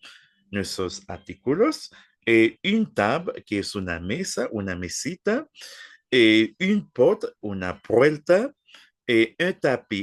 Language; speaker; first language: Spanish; non-native, fluent; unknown